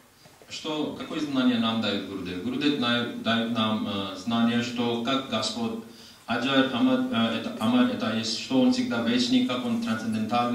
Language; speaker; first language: Russian; non-native, learner; Hindi